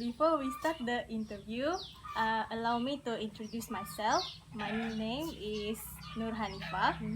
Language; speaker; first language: English; non-native, learner; Malay